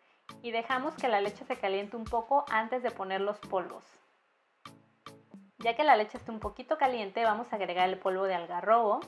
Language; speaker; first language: Spanish; native; Spanish